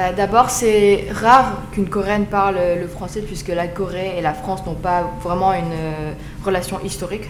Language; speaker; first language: French; early bilingual, other home language; Korean